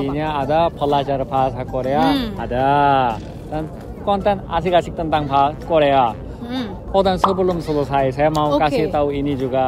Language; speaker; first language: Indonesian; non-native, fluent; Korean